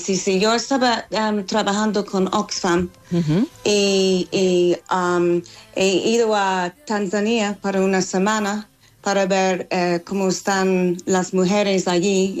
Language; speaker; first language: Spanish; non-native, fluent; English